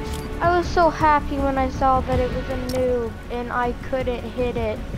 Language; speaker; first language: English; native; English